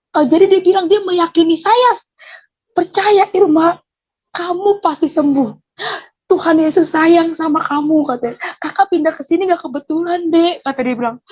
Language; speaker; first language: Indonesian; native; Indonesian